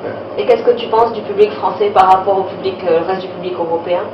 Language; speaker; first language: French; native; French